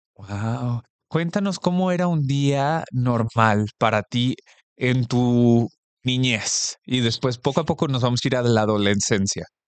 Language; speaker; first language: Spanish; early bilingual, heritage; Spanish